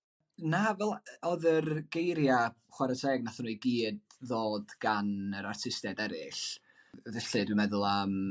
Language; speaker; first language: Welsh; native; Welsh